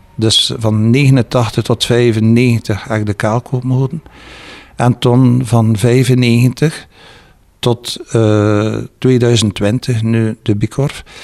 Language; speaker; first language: Dutch; native; Dutch